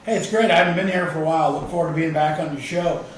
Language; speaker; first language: English; native; English